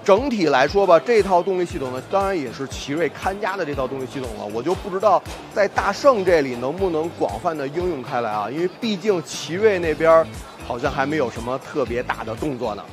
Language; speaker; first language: Chinese; native; Chinese